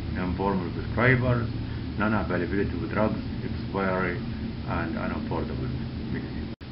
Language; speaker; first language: English; non-native, local second language; Arabic